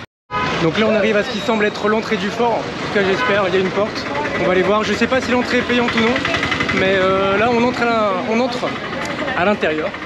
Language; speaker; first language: French; native; French